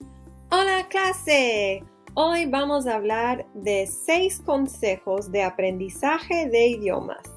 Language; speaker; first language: Spanish; non-native, fluent; English